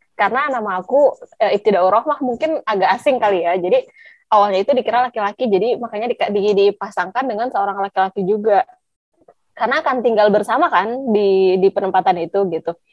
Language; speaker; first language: Indonesian; non-native, local second language; Javanese